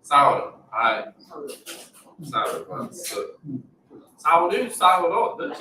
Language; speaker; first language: Japanese; non-native, learner; English